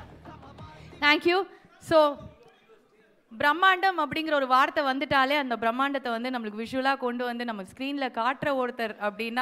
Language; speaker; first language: Tamil; native; Tamil